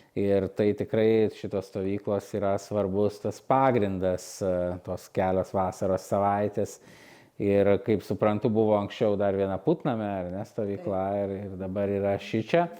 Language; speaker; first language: Lithuanian; native; Lithuanian